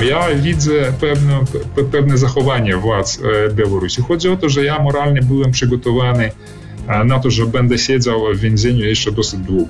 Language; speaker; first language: Polish; early bilingual, heritage; Polish